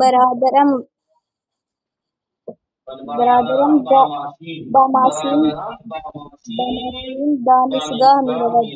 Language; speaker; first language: Persian; non-native, learner; Urdu